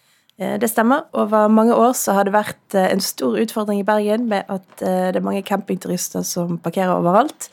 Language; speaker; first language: Norwegian; native; Norwegian